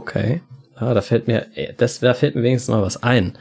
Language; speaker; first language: German; native; German